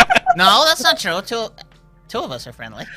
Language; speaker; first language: English; native; English